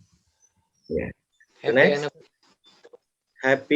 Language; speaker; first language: English; non-native, local second language; Indonesian